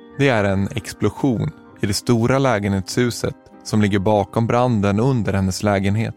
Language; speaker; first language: Swedish; native; Swedish